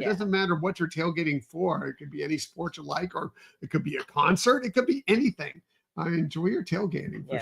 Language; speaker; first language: English; native; English